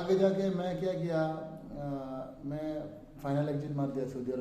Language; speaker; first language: Hindi; non-native, learner; Bangla